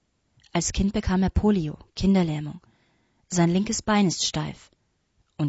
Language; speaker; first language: German; native; German